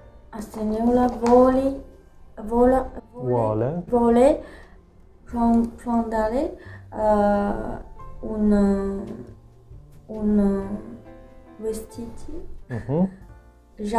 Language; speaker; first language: Italian; non-native, learner; Chinese